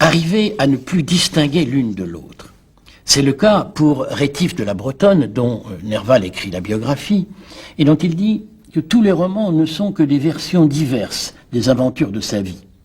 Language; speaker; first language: French; native; French